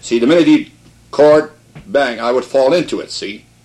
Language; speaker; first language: English; early bilingual, other home language; French